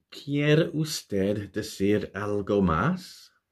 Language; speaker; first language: Spanish; non-native, learner; English